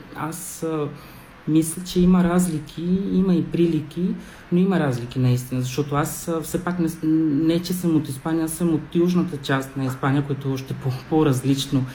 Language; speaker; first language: Bulgarian; non-native, fluent; Spanish